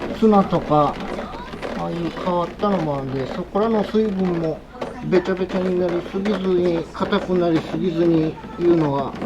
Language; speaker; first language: Japanese; native; Japanese